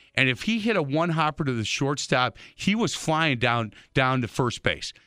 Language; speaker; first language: English; native; English